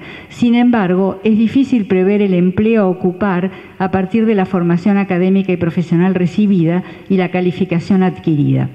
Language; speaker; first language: Spanish; native; Spanish